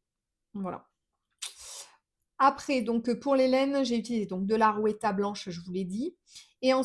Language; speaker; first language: French; native; French